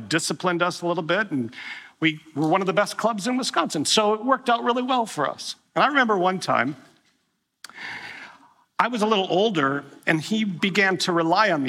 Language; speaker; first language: English; native; English